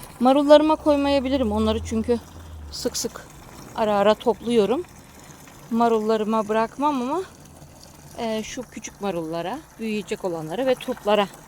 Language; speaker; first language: Turkish; native; Turkish